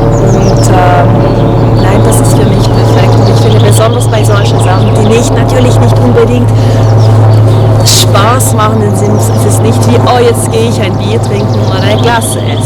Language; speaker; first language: German; non-native, fluent; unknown